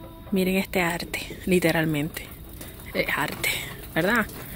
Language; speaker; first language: Spanish; native; Spanish